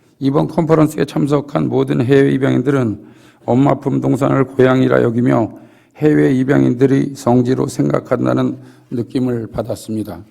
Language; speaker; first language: Korean; native; Korean